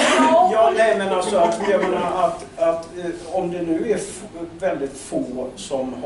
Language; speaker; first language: Swedish; native; Swedish